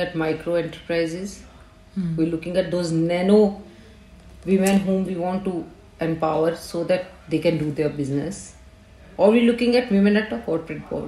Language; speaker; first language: English; non-native, local second language; Punjabi